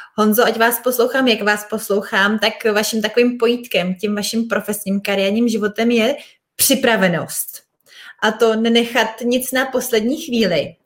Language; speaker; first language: Czech; native; Czech